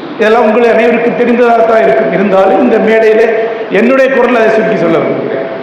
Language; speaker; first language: Tamil; non-native, local second language; Malayalam